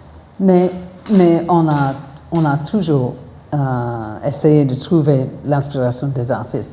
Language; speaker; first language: French; non-native, fluent; English